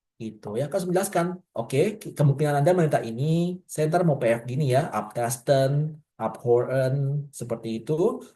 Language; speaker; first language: Indonesian; native; Indonesian